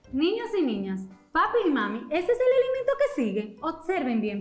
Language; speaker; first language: Spanish; native; Spanish